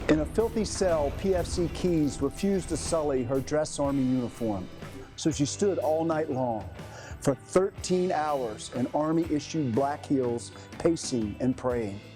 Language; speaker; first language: English; native; English